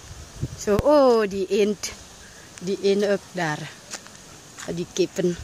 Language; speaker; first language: Dutch; non-native, learner; Balinese